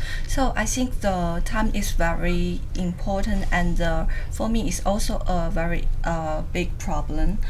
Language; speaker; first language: English; non-native, learner; Chinese